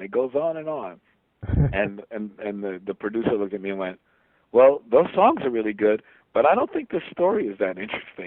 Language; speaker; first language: English; native; English